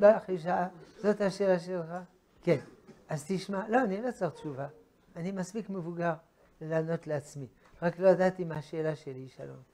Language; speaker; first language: Hebrew; non-native, fluent; French